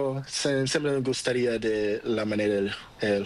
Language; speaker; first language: Spanish; non-native, learner; Portuguese